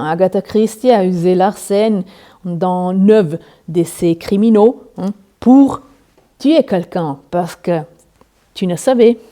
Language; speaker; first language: French; non-native, learner; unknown